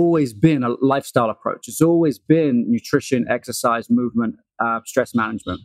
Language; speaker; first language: English; native; English